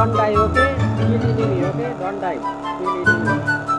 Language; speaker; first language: English; non-native, learner; Nepali